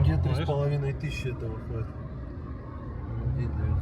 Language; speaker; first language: Russian; native; Russian